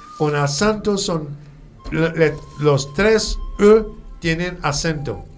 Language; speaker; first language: Spanish; non-native, fluent; French